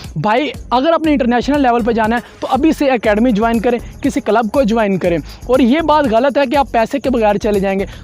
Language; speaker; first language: Urdu; non-native, local second language; Punjabi